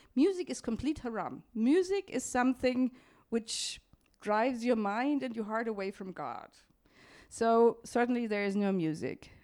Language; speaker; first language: English; non-native, fluent; German